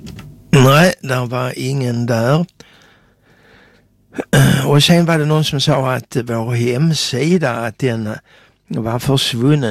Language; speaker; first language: Swedish; native; Swedish